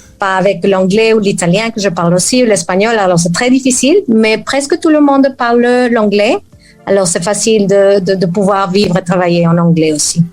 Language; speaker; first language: French; non-native, fluent; Spanish